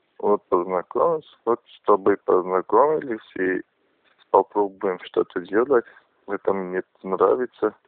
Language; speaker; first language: Russian; non-native, local second language; Armenian